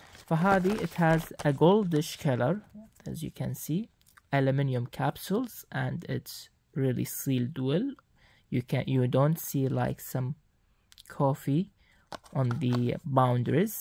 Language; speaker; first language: English; non-native, fluent; Arabic